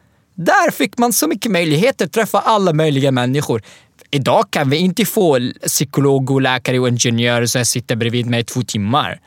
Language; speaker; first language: Swedish; non-native, learner; Arabic